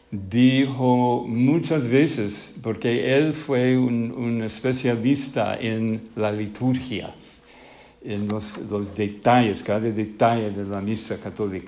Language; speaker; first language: Spanish; non-native, fluent; English